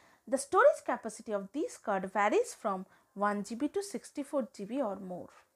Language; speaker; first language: English; non-native, local second language; Bangla